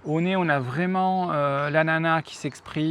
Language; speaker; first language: French; native; French